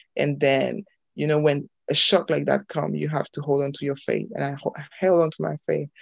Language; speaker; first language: English; non-native, fluent; French